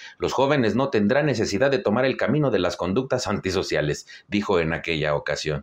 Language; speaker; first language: Spanish; native; Spanish